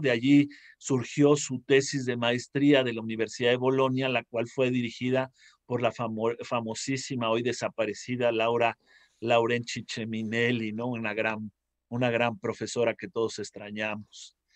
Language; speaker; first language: Spanish; native; Spanish